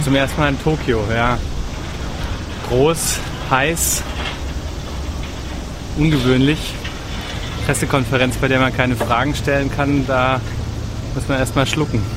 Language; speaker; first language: German; native; German